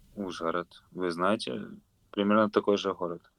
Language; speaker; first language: Russian; non-native, local second language; Ukrainian